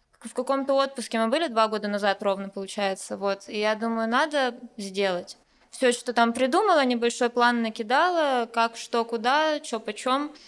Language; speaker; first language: Russian; native; Russian